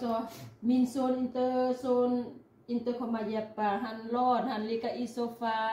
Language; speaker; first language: Swedish; non-native, learner; Thai